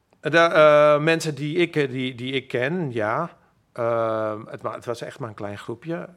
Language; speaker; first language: Dutch; non-native, local second language; Western Frisian